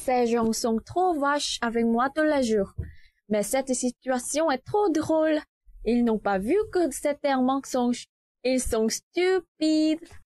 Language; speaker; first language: French; non-native, learner; Korean